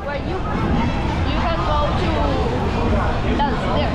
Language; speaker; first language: English; non-native, learner; Spanish